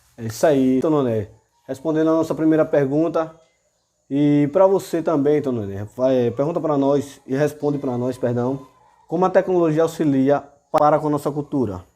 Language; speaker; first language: Portuguese; native; Portuguese